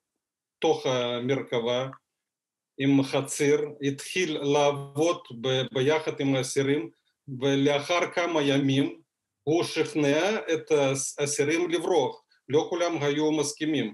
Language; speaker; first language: Hebrew; non-native, fluent; Russian